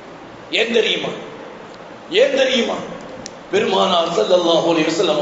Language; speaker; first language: Tamil; native; Tamil